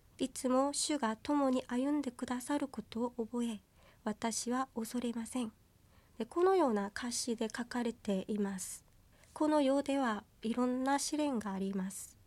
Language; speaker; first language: Japanese; non-native, fluent; Korean